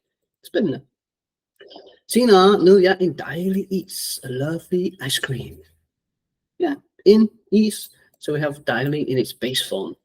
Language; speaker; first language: Danish; native; Danish